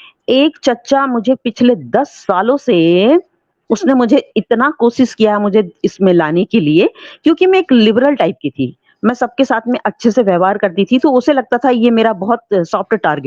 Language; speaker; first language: Hindi; native; Hindi